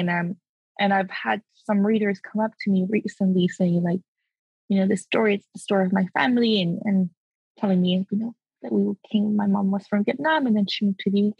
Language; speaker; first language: English; early bilingual, other home language; French